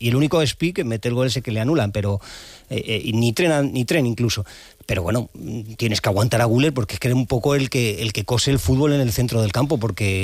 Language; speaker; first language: Spanish; native; Spanish